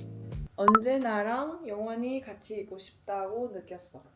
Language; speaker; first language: Korean; non-native, fluent; Chinese